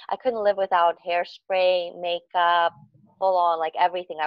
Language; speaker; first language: English; native; English